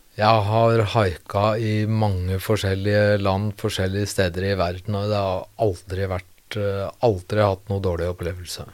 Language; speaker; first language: Norwegian; native; Norwegian